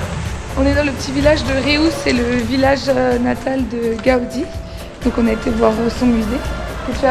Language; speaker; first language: French; native; French